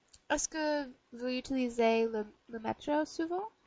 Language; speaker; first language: French; non-native, learner; English